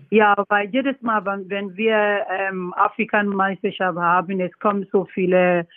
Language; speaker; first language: German; non-native, fluent; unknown